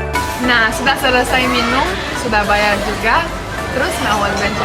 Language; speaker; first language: Indonesian; non-native, fluent; Romanian